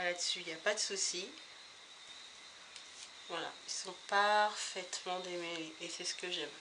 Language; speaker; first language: French; native; French